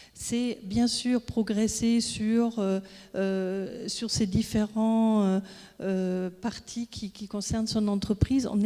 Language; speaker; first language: French; non-native, fluent; German